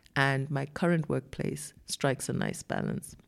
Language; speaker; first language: English; non-native, local second language; Shona